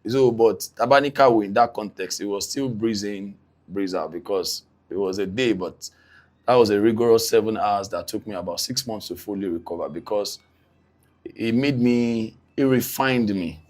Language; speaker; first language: English; non-native, local second language; Yoruba